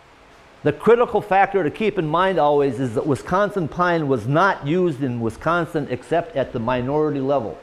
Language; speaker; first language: English; native; English